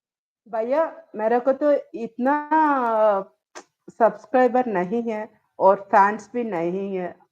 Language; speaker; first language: Hindi; non-native, local second language; Tamil